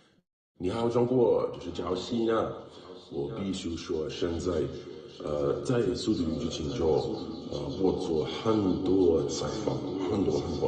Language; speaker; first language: Chinese; non-native, learner; English